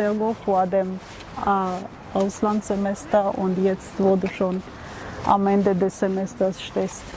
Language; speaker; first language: German; non-native, fluent; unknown